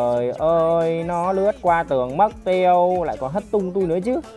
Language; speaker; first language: Vietnamese; native; Vietnamese